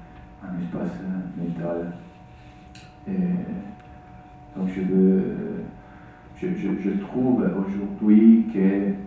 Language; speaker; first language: French; non-native, fluent; Italian